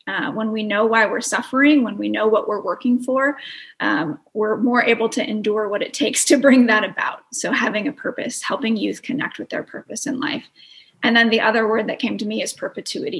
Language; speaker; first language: English; native; English